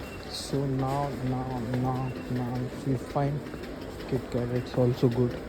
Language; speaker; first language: English; non-native, local second language; Hindi